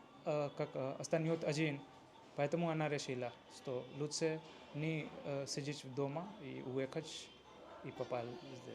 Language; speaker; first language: Russian; non-native, learner; Hindi